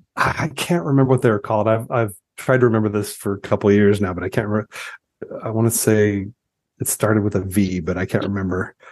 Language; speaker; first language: English; native; English